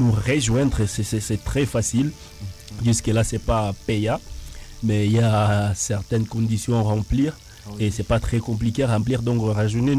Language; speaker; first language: French; non-native, local second language; Nande